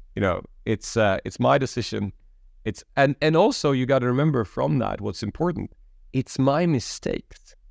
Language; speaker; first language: English; early bilingual, other home language; Polish